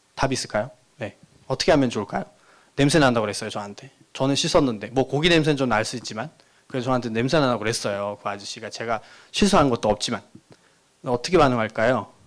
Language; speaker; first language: Korean; non-native, fluent; Nepali